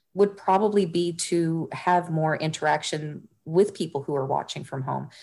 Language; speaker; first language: English; native; English